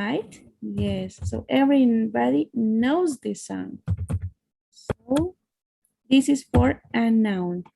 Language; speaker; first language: English; non-native, fluent; Spanish